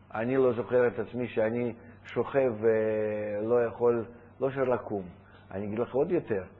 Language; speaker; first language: Hebrew; non-native, fluent; Russian